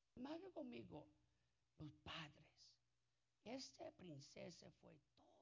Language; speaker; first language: Spanish; non-native, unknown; English